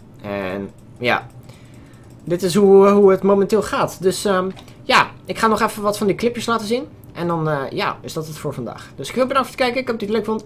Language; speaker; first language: Dutch; native; Dutch